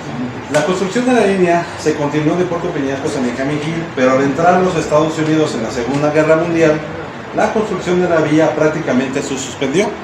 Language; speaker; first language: Spanish; native; Spanish